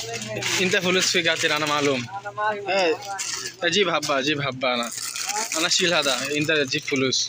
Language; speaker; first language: Arabic; non-native, learner; Bangla